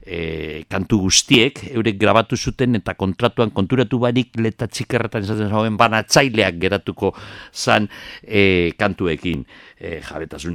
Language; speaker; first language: Basque; native; Basque